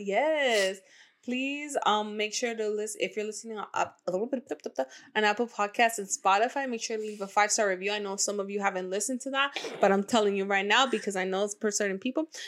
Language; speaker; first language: English; early bilingual, other home language; Spanish